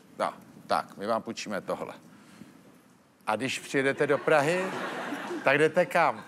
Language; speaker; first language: Czech; native; Czech